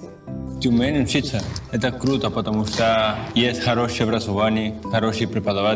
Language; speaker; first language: Russian; non-native, learner; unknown